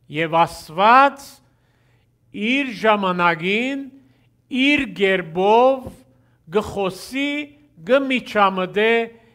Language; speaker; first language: Armenian; early bilingual, heritage; Armenian